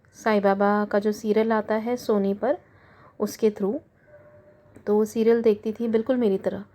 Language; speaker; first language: Hindi; native; Hindi